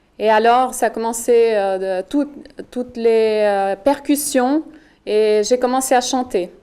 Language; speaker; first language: French; native; French